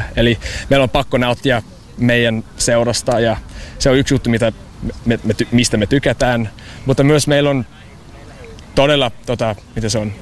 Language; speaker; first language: Finnish; non-native, fluent; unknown